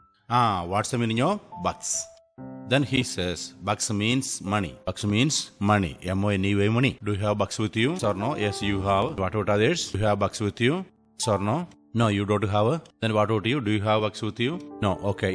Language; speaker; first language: English; non-native, local second language; Malayalam